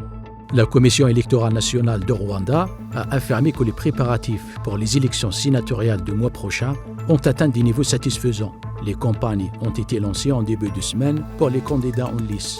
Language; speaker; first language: French; non-native, local second language; Arabic